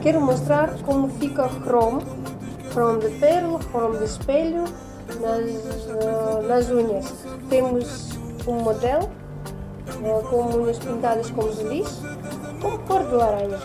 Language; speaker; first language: Portuguese; non-native, learner; Russian